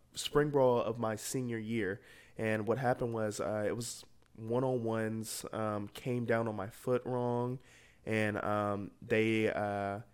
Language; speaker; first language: English; native; English